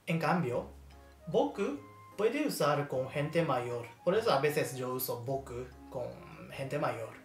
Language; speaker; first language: Spanish; non-native, learner; Japanese